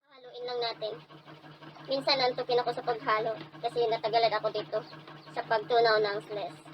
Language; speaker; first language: Filipino; non-native, local second language; Cebuano